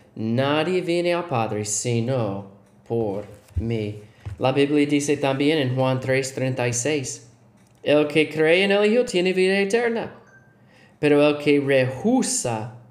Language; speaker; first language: Spanish; non-native, learner; English